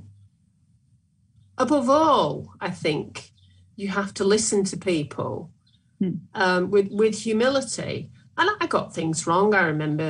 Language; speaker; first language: English; native; English